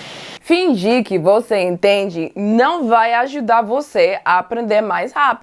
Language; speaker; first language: Portuguese; non-native, fluent; English